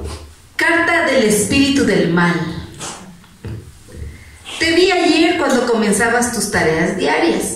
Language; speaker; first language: Spanish; native; Spanish